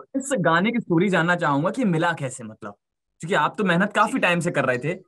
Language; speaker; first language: Hindi; native; Hindi